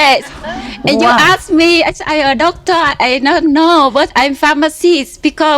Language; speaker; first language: English; non-native, learner; Vietnamese